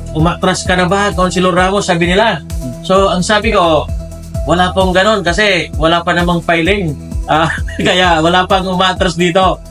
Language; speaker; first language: Filipino; non-native, local second language; Pangasinan